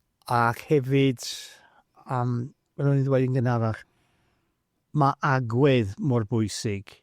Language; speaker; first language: Welsh; non-native, fluent; English